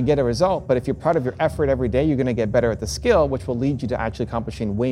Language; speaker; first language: English; native; English